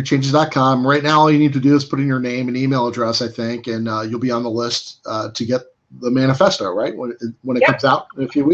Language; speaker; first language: English; native; English